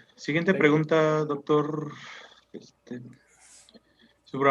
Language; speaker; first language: Spanish; native; Spanish